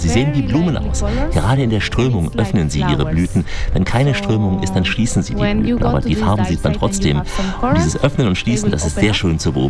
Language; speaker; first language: German; native; German